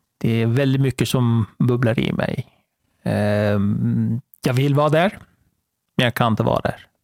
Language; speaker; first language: Swedish; non-native, fluent; Persian